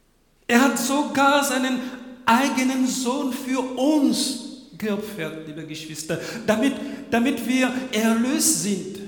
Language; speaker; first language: German; non-native, fluent; French